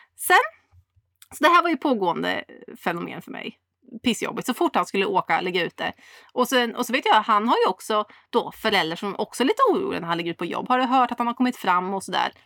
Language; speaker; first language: Swedish; native; Swedish